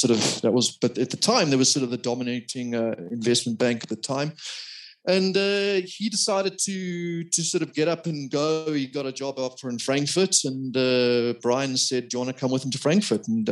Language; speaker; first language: English; native; English